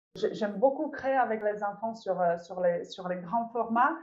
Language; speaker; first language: French; non-native, fluent; Czech